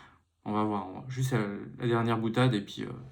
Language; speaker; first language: French; native; French